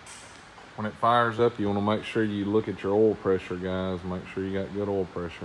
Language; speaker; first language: English; native; English